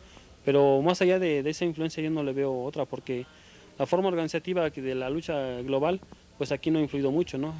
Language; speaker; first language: Spanish; native; Spanish